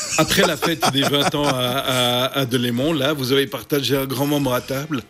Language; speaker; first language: French; native; French